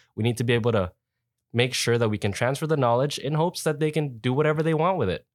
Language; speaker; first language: English; early bilingual, other home language; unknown